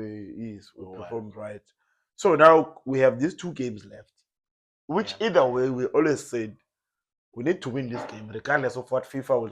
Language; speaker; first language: English; non-native, local second language; Zulu